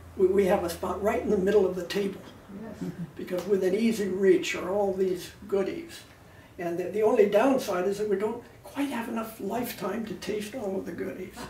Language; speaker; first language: English; native; English